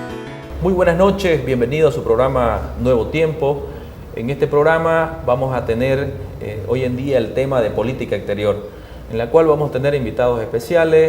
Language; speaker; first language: Spanish; native; Spanish